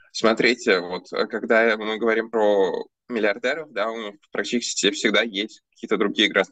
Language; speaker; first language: Russian; early bilingual, other home language; Armenian